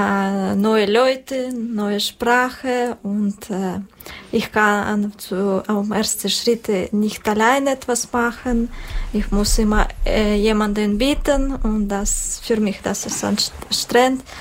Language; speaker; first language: German; non-native, learner; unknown